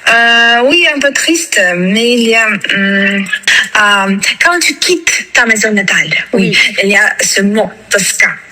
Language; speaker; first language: French; non-native, fluent; Russian